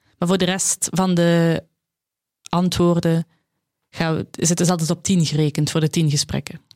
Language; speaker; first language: Dutch; native; Dutch